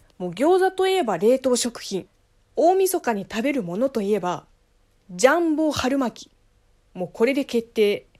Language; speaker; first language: Japanese; non-native, fluent; Chinese